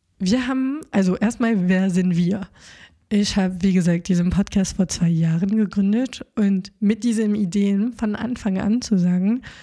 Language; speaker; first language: German; non-native, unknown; French